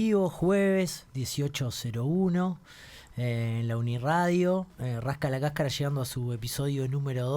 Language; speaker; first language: Spanish; native; Spanish